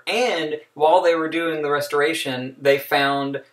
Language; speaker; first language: English; native; English